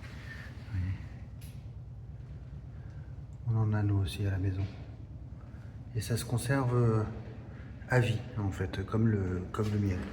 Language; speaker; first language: French; early bilingual, heritage; Portuguese